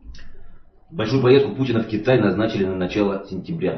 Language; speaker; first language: Russian; native; Russian